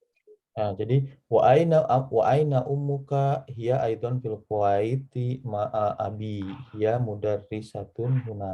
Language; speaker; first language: Arabic; non-native, fluent; Indonesian